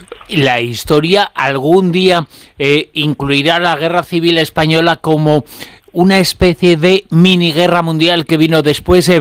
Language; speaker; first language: Spanish; native; Spanish